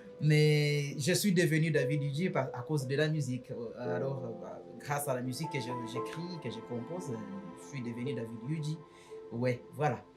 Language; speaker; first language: French; non-native, fluent; Nyankole